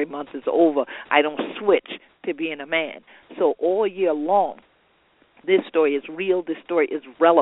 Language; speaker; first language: English; native; English